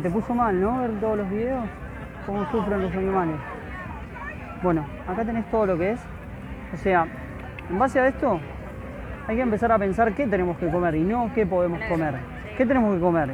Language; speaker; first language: Spanish; native; Spanish